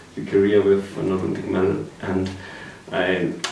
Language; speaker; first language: English; non-native, fluent; German